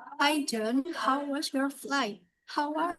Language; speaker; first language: English; non-native, learner; Indonesian